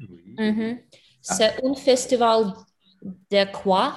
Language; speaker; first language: French; non-native, learner; English